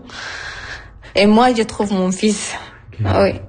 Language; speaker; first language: French; non-native, learner; Arabic